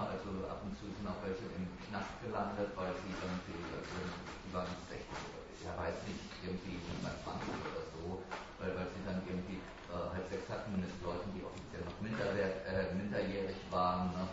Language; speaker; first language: German; native; German